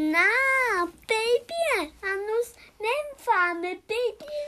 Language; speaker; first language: Persian; early bilingual, heritage; Persian